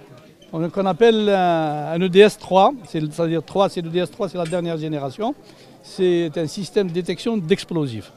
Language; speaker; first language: French; non-native, local second language; Arabic